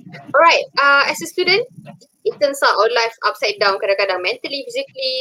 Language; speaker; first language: English; non-native, local second language; Malay